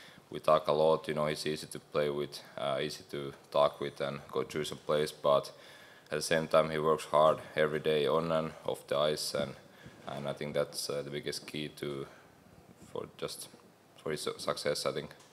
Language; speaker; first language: English; non-native, fluent; Finnish